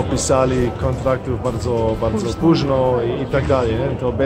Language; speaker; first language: Polish; non-native, fluent; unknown